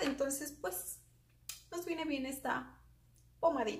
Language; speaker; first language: Spanish; native; Spanish